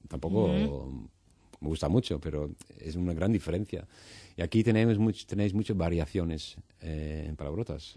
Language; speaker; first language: Spanish; non-native, fluent; Dutch